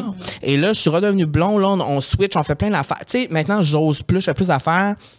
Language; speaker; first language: French; native; French